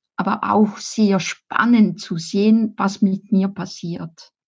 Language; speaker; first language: German; native; German